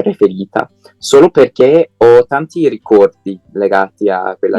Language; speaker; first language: Italian; non-native, fluent; English